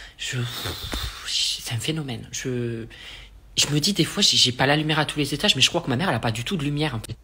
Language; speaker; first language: French; early bilingual, other home language; Portuguese